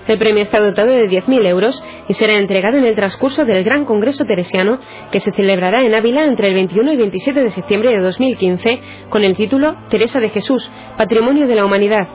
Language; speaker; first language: Spanish; native; Spanish